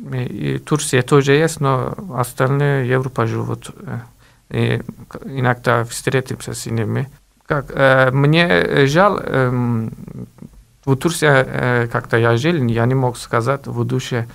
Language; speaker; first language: Russian; non-native, learner; Turkish